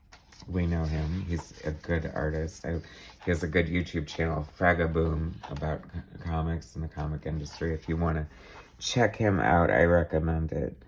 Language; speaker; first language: English; native; English